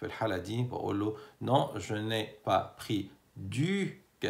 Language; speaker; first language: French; non-native, fluent; Arabic